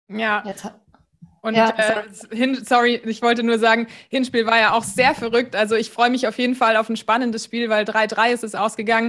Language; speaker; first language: German; native; German